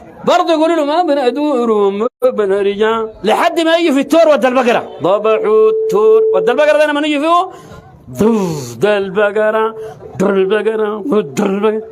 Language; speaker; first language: Arabic; native; Arabic